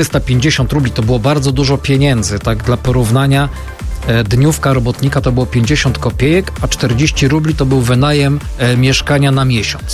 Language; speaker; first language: Polish; native; Polish